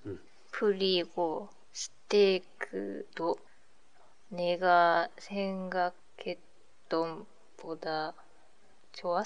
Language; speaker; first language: Korean; non-native, learner; Japanese